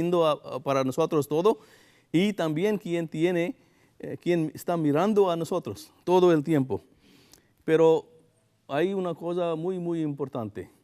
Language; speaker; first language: Spanish; non-native, fluent; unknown